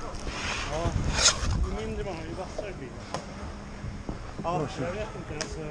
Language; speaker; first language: Swedish; native; Swedish